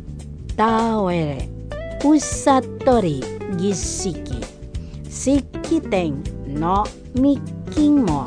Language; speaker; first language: Japanese; non-native, learner; Indonesian